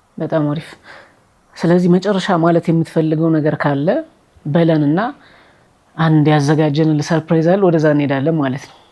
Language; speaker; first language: Amharic; native; Amharic